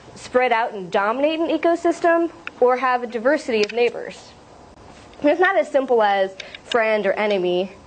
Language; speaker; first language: English; native; English